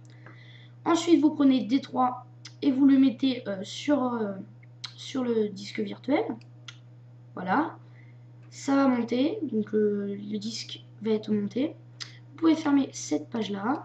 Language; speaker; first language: French; native; French